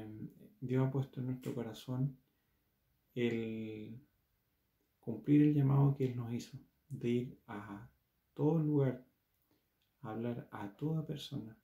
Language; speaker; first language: Spanish; native; Spanish